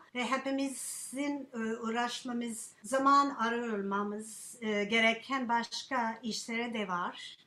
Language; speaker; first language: Turkish; non-native, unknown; English